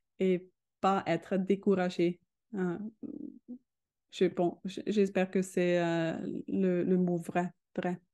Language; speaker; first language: French; non-native, learner; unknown